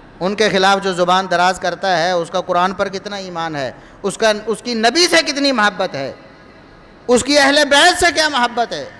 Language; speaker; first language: Urdu; non-native, local second language; Punjabi